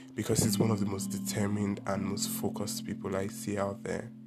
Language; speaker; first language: English; non-native, local second language; Igbo